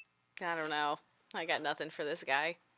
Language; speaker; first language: English; native; English